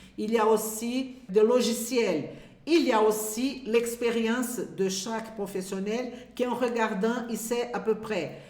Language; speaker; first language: French; non-native, fluent; Portuguese